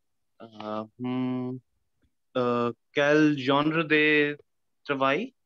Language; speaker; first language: French; non-native, learner; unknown